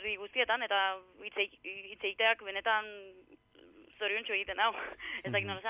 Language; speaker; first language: Basque; non-native, learner; Greek